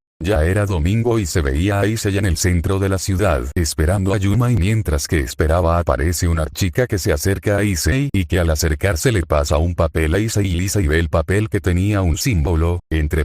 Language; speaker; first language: Spanish; native; Spanish